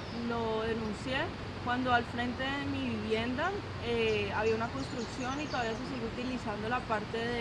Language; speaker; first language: Spanish; native; Spanish